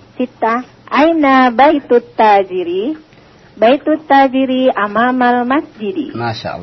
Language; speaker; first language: Arabic; non-native, learner; Indonesian